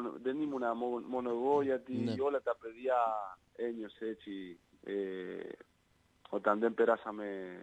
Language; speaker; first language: Greek; non-native, learner; Spanish